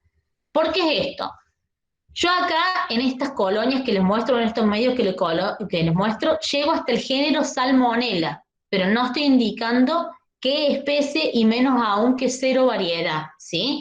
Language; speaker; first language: Spanish; native; Spanish